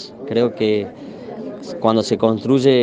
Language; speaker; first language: Spanish; native; Spanish